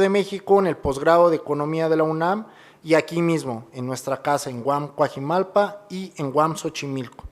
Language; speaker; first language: Spanish; native; Spanish